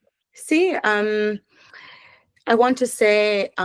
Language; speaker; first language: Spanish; non-native, learner; English